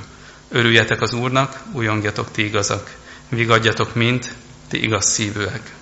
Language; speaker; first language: Hungarian; native; Hungarian